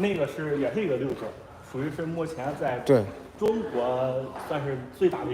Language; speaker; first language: Chinese; native; Chinese